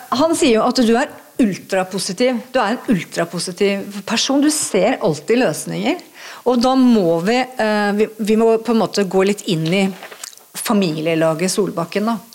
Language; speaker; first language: Norwegian; native; Norwegian